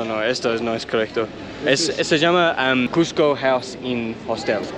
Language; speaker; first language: Spanish; non-native, learner; English